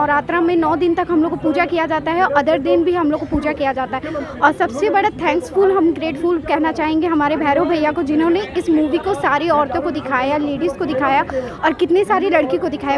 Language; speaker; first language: Hindi; native; Hindi